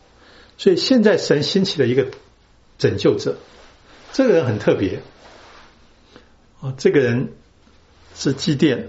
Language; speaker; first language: Chinese; native; Chinese